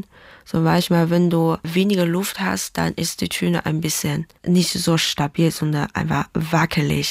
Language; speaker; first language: German; non-native, learner; Chinese